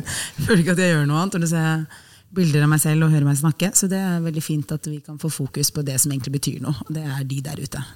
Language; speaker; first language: Norwegian; native; Norwegian